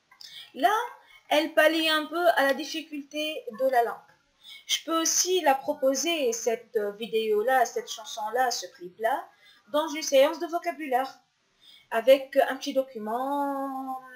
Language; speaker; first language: French; non-native, local second language; Arabic